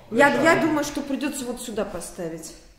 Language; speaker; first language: Russian; native; Russian